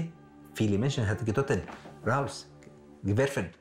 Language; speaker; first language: German; non-native, learner; Arabic